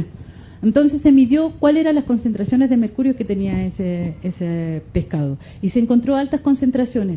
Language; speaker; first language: Spanish; native; Spanish